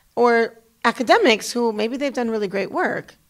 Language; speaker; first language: English; native; English